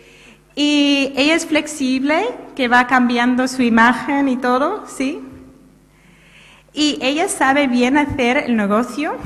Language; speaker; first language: Spanish; non-native, fluent; English